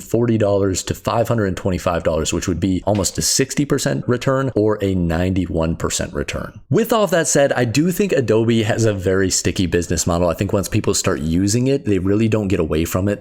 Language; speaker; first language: English; native; English